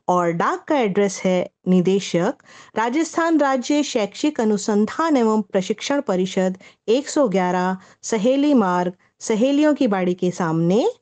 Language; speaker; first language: Hindi; native; Hindi